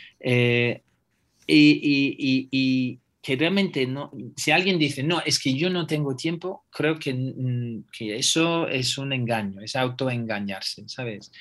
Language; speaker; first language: Spanish; non-native, fluent; English